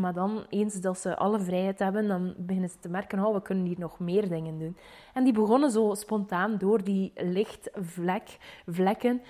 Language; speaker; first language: Dutch; native; Dutch